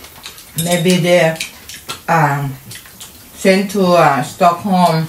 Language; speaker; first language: English; non-native, learner; Thai